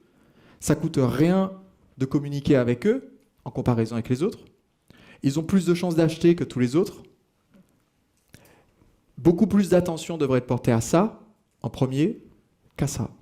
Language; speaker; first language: French; native; French